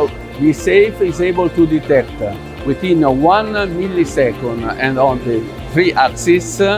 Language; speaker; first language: English; non-native, fluent; Italian